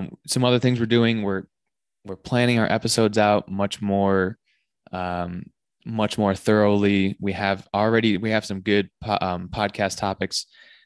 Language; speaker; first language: English; native; English